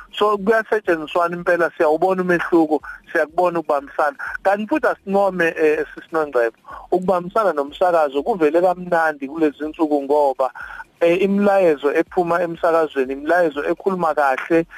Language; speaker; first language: Zulu; native; Zulu